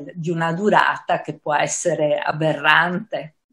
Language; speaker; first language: Italian; native; Italian